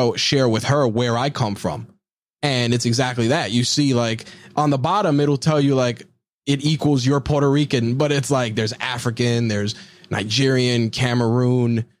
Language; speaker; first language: English; early bilingual, other home language; Spanish